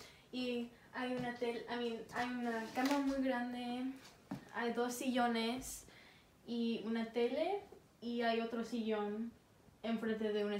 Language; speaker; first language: Spanish; early bilingual, heritage; Spanish